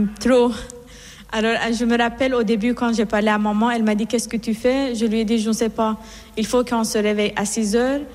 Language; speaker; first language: French; non-native, fluent; Persian